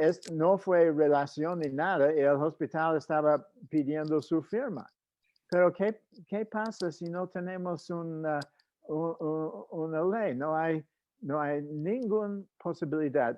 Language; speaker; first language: Spanish; non-native, fluent; English